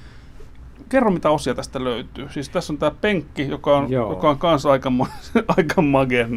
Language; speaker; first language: Finnish; native; Finnish